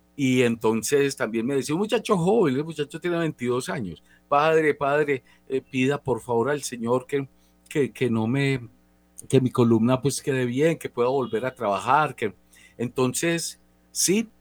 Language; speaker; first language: Spanish; native; Spanish